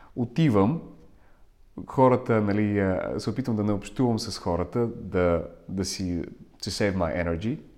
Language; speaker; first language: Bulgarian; non-native, fluent; Russian